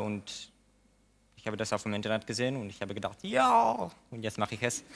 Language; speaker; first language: German; non-native, local second language; French